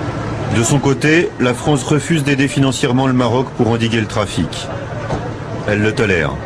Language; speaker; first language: French; native; French